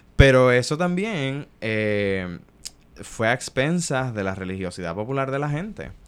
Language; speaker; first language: Spanish; native; Spanish